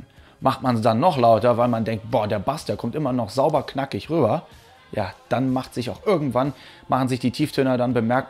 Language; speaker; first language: German; native; German